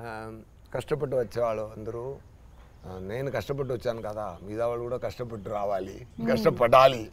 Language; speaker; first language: Telugu; non-native, learner; Tamil